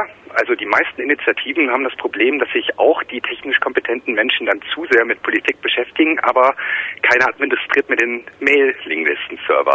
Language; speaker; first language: German; native; German